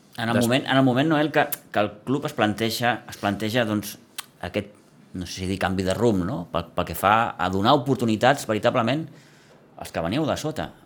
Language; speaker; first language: Catalan; native; Catalan